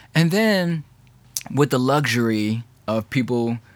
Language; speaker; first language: English; early bilingual, other home language; Chinese